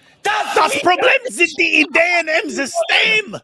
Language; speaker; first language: German; non-native, learner; English